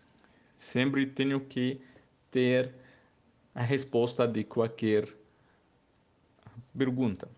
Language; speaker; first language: Portuguese; non-native, learner; Arabic